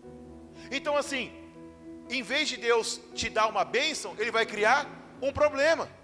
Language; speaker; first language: Portuguese; native; Portuguese